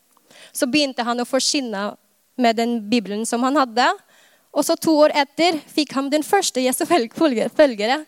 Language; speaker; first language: Norwegian; non-native, fluent; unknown